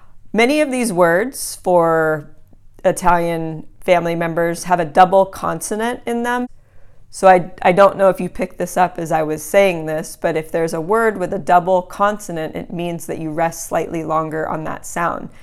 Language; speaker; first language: English; native; English